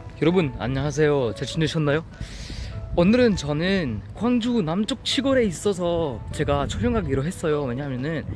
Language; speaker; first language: Korean; non-native, learner; French